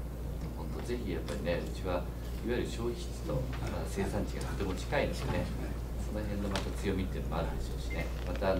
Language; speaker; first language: Japanese; native; Japanese